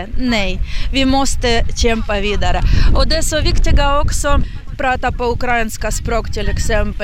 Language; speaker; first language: Swedish; non-native, learner; Ukrainian